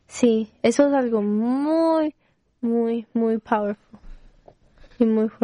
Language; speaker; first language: Spanish; early bilingual, heritage; Spanish